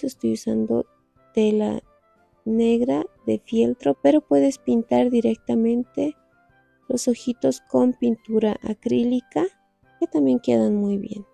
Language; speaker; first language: Spanish; native; Spanish